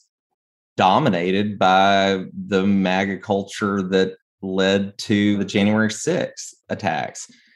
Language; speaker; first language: English; native; English